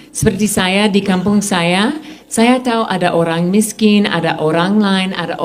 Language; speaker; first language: Indonesian; non-native, fluent; English